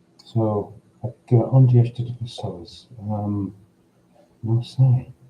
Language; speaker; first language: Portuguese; non-native, learner; English